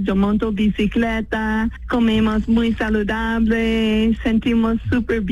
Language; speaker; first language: Spanish; non-native, fluent; English